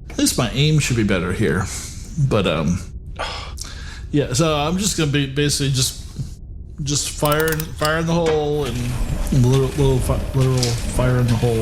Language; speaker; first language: English; native; English